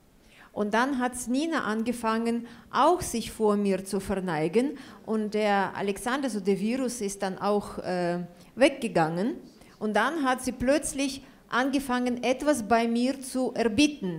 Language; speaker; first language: German; non-native, fluent; Russian